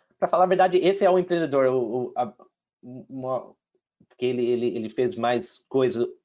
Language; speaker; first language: Portuguese; non-native, fluent; English